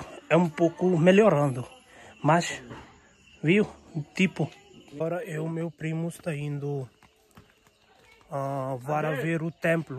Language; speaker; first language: Portuguese; non-native, learner; Hindi